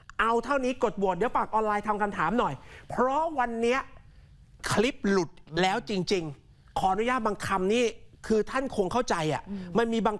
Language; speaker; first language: Thai; native; Thai